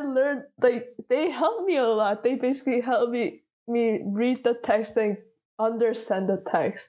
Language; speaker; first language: English; non-native, fluent; Korean